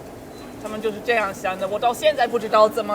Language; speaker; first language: Chinese; non-native, fluent; German